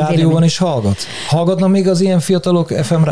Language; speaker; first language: Hungarian; native; Hungarian